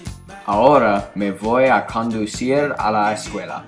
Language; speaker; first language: Spanish; non-native, learner; English